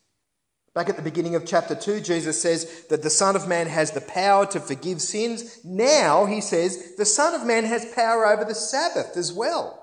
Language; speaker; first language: English; native; English